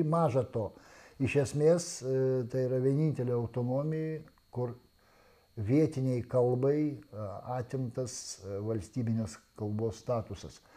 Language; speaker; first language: Lithuanian; native; Lithuanian